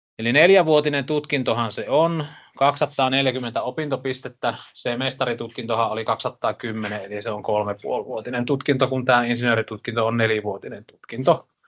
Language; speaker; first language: Finnish; native; Finnish